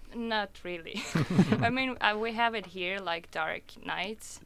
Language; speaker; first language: English; non-native, fluent; Russian